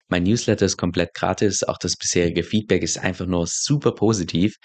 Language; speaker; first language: German; native; German